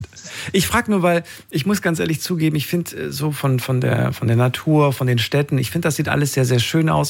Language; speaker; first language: German; native; German